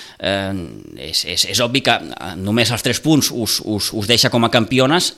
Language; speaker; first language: Catalan; native; Catalan